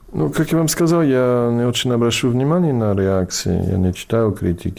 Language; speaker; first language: Russian; non-native, fluent; English